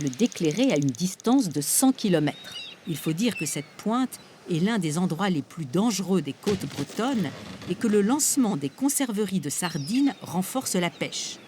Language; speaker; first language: French; native; French